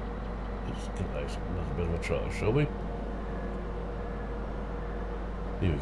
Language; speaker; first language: English; native; English